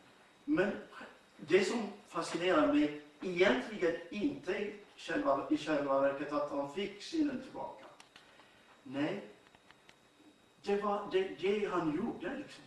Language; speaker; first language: Swedish; non-native, fluent; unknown